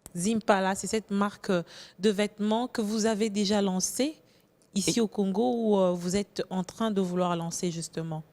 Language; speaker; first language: French; non-native, local second language; Lingala